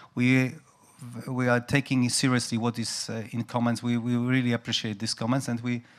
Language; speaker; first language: English; non-native, fluent; Polish